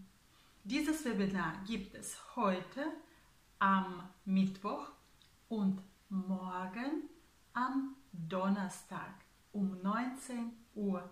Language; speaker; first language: German; non-native, fluent; Russian